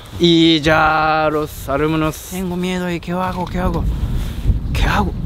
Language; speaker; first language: Spanish; non-native, learner; Japanese